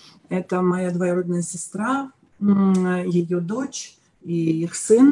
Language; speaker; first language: Russian; native; Russian